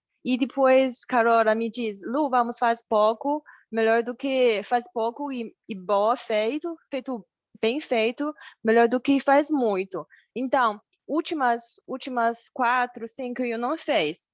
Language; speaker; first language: Portuguese; non-native, learner; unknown